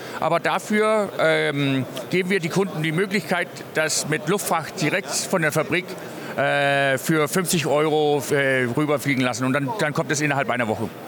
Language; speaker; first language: German; non-native, fluent; English